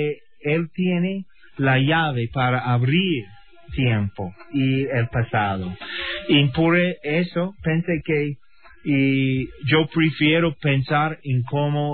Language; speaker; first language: Spanish; non-native, learner; English